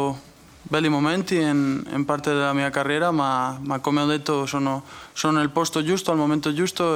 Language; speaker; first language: Italian; non-native, fluent; Spanish